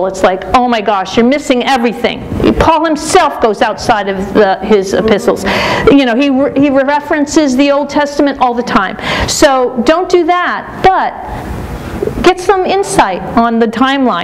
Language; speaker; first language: English; native; English